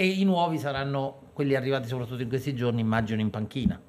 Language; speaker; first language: Italian; native; Italian